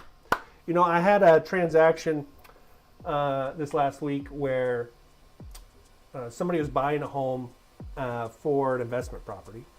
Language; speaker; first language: English; native; English